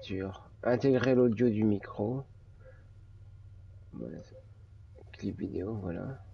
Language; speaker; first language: French; native; French